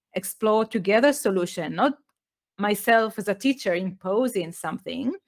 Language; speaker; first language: English; non-native, fluent; Hebrew